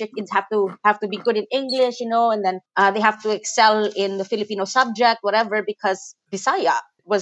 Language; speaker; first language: English; non-native, local second language; Cebuano